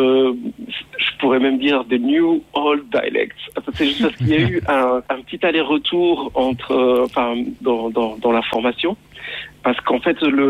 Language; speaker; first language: French; non-native, local second language; Arabic